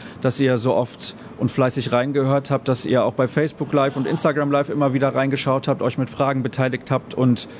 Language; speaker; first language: German; native; German